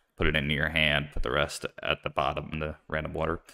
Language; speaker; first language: English; native; English